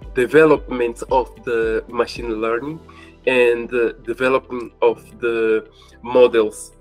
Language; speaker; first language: English; non-native, fluent; Portuguese